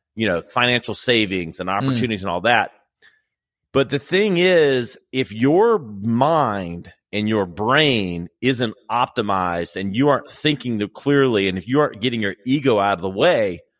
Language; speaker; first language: English; native; English